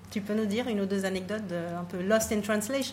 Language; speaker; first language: French; native; French